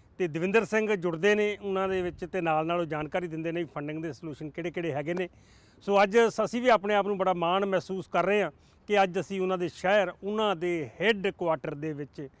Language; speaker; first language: Punjabi; native; Punjabi